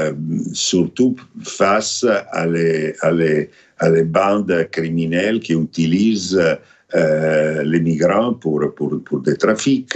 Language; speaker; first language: French; non-native, fluent; Italian